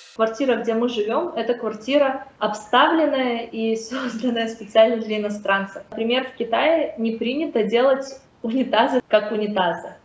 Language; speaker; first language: Russian; native; Russian